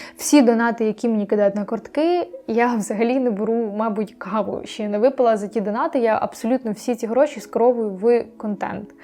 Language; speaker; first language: Ukrainian; non-native, local second language; Russian